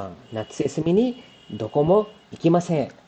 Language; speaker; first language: Japanese; non-native, fluent; Kannada